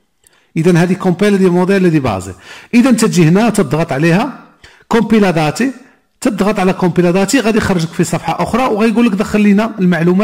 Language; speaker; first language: Arabic; native; Arabic